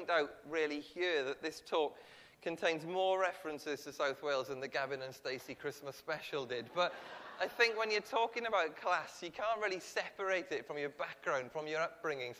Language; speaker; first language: English; native; English